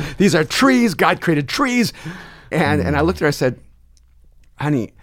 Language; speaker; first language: English; early bilingual, other home language; Spanish